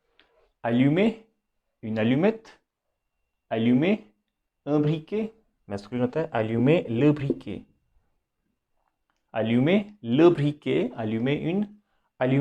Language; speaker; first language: French; non-native, fluent; Hindi